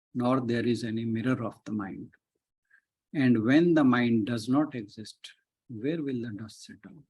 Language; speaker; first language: English; non-native, local second language; Hindi